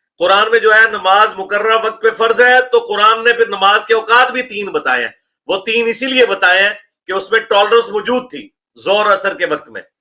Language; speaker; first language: Urdu; non-native, local second language; Punjabi